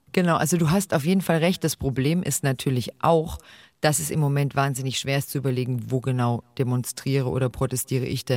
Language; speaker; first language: German; native; German